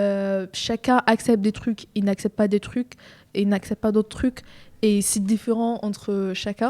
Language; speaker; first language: French; non-native, fluent; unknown